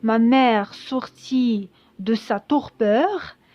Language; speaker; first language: French; non-native, local second language; Arabic